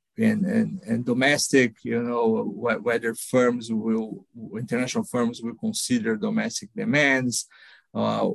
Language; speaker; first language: English; non-native, fluent; Portuguese